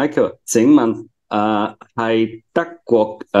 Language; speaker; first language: Cantonese; non-native, learner; Bulgarian